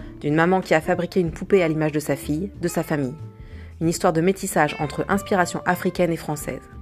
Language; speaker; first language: French; native; French